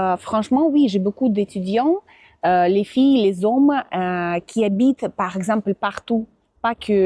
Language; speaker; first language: French; non-native, fluent; Russian